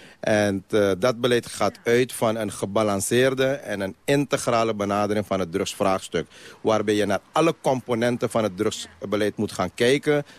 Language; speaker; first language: Dutch; non-native, local second language; Caribbean Hindustani